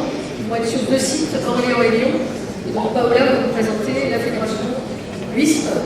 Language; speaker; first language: French; native; French